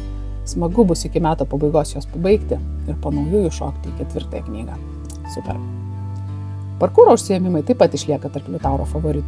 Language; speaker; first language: Lithuanian; native; Lithuanian